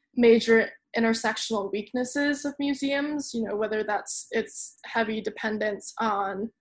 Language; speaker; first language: English; non-native, local second language; Cantonese